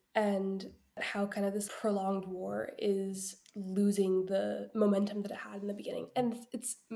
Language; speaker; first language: English; early bilingual, other home language; Ukrainian